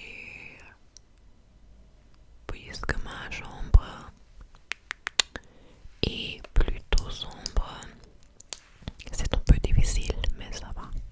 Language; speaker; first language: French; non-native, fluent; English